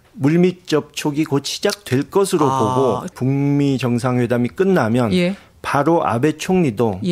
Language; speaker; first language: Korean; native; Korean